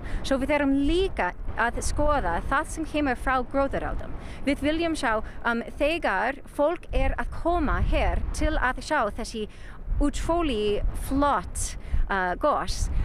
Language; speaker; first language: Icelandic; non-native, learner; English